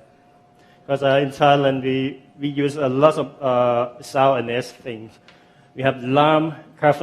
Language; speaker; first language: English; non-native, fluent; Thai